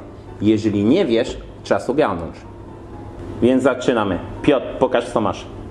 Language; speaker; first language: Polish; non-native, learner; French